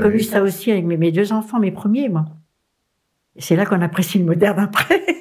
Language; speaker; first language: French; native; French